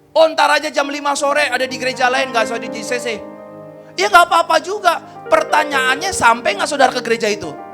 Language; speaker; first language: Indonesian; native; Indonesian